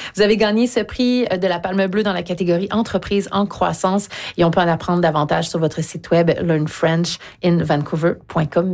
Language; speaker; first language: French; native; French